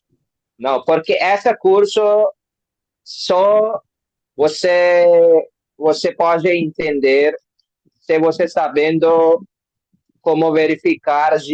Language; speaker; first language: Portuguese; non-native, learner; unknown